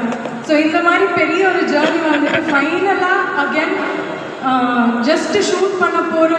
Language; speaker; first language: Tamil; non-native, local second language; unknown